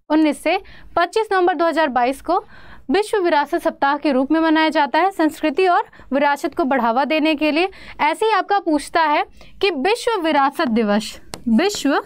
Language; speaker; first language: Hindi; native; Hindi